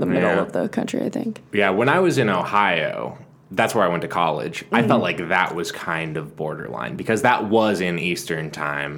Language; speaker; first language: English; native; English